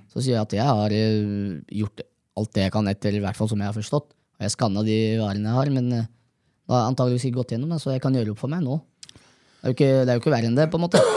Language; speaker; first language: Norwegian; early bilingual, other home language; Somali